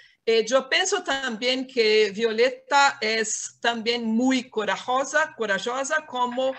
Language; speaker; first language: Spanish; non-native, fluent; Portuguese